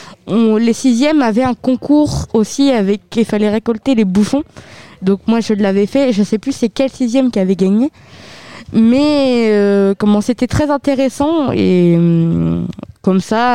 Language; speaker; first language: French; native; French